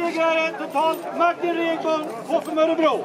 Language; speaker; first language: Swedish; native; Swedish